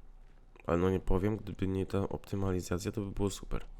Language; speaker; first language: Polish; native; Polish